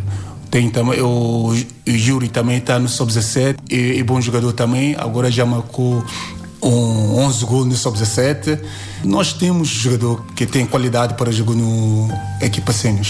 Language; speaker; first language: Portuguese; non-native, learner; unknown